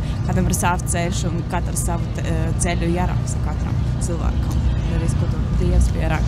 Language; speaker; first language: Latvian; non-native, local second language; Russian